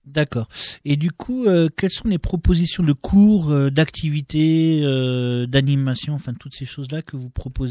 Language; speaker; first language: French; native; French